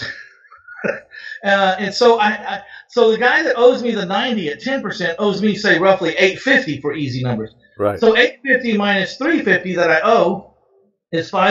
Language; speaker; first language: English; native; English